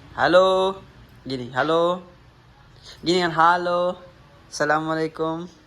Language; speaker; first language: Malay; non-native, learner; Urdu